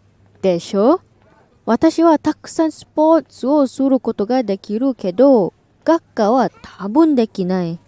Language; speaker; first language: Japanese; non-native, fluent; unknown